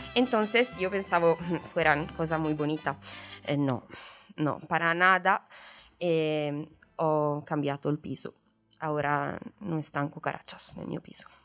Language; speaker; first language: Spanish; non-native, learner; Italian